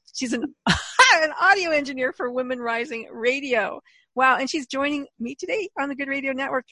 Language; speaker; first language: English; native; English